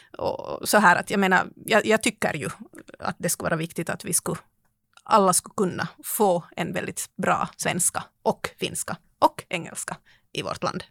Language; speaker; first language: Swedish; native; Swedish